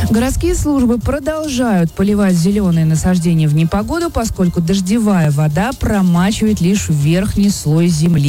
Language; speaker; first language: Russian; native; Russian